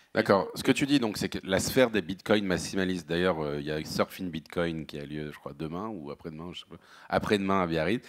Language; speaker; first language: French; native; French